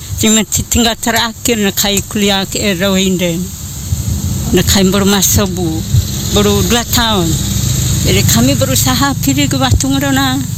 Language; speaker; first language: Indonesian; non-native, local second language; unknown